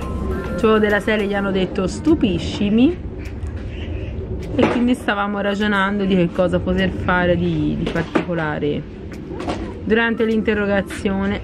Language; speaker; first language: Italian; native; Italian